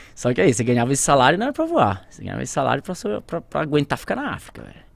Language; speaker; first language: Portuguese; native; Portuguese